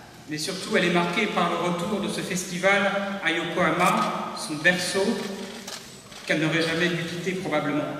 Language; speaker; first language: French; native; French